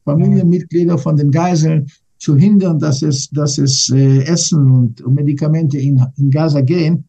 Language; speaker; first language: German; non-native, fluent; English